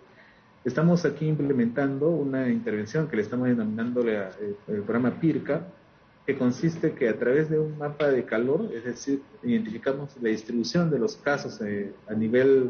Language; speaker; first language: Spanish; native; Spanish